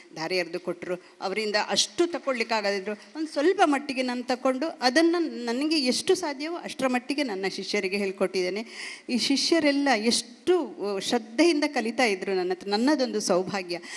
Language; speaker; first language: Kannada; native; Kannada